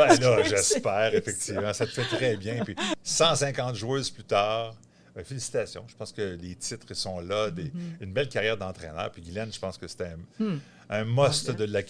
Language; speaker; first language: French; native; French